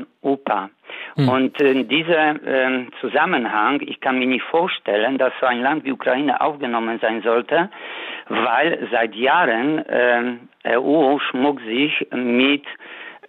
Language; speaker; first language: German; non-native, fluent; Polish